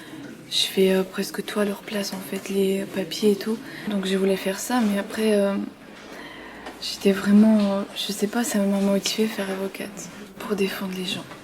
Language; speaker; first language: French; early bilingual, other home language; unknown